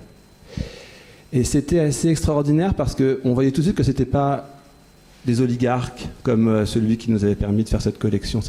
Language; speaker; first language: French; native; French